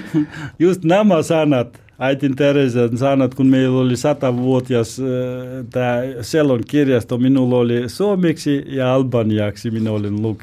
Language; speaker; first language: Finnish; non-native, learner; Albanian